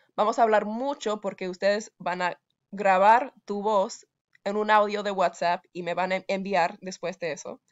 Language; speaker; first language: Spanish; non-native, fluent; English